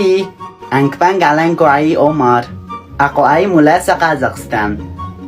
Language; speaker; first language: Filipino; non-native, learner; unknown